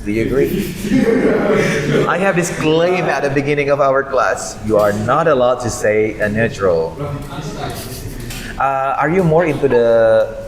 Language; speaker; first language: English; non-native, fluent; Indonesian